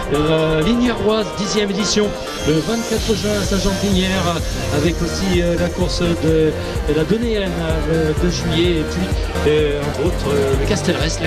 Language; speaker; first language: French; native; French